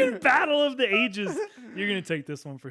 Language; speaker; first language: English; native; English